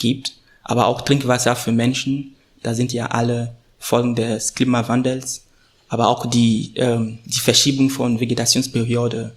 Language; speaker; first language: German; non-native, fluent; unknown